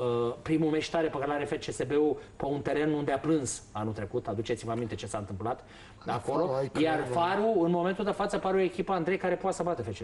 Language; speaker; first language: Romanian; native; Romanian